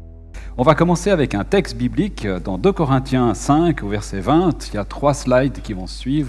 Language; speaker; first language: French; native; French